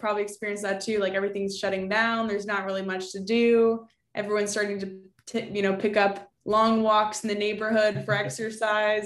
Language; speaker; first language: English; native; English